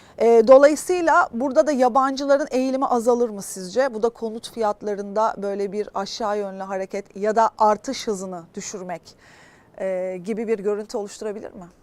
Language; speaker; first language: Turkish; native; Turkish